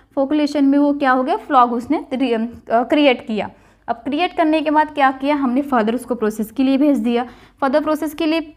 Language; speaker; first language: Hindi; non-native, local second language; Marathi